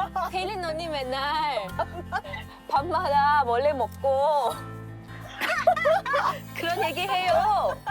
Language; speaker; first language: Korean; non-native, fluent; Chinese